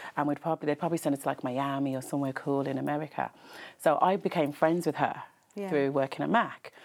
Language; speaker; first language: English; native; English